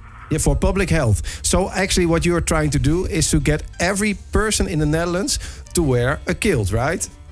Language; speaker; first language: English; non-native, fluent; Dutch